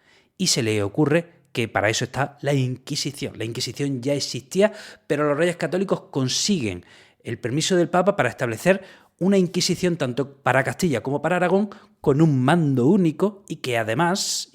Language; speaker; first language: Spanish; native; Spanish